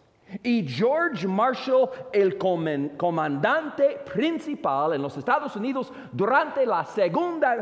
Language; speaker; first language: Spanish; non-native, fluent; English